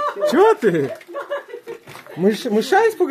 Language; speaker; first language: Russian; native; Russian